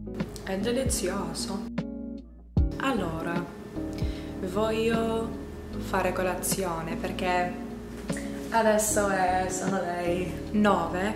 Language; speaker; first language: Italian; non-native, learner; English